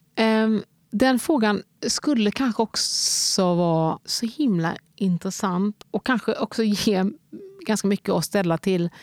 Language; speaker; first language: Swedish; native; Swedish